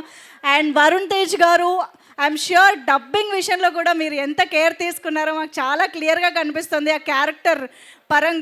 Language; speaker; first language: Telugu; native; Telugu